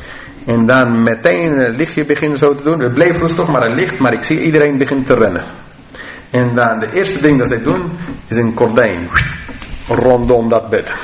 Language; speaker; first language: Dutch; non-native, fluent; English